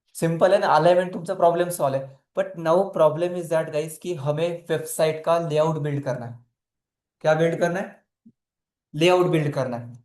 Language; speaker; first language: Hindi; non-native, local second language; Marathi